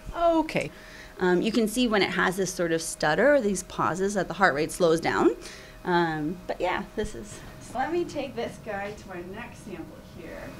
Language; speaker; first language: English; native; English